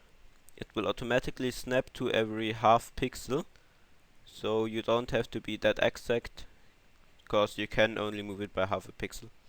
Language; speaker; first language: English; non-native, fluent; German